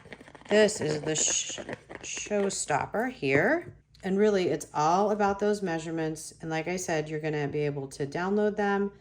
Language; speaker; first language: English; native; English